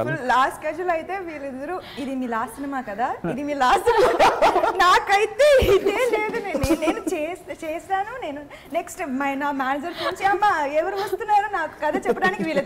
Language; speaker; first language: Telugu; non-native, fluent; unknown